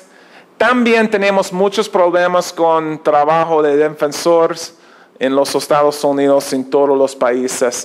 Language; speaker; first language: Spanish; non-native, learner; English